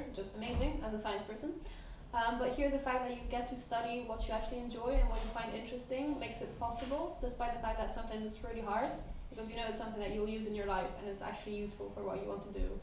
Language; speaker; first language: English; non-native, fluent; Polish